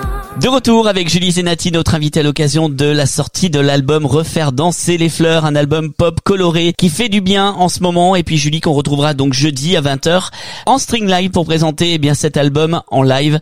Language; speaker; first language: French; native; French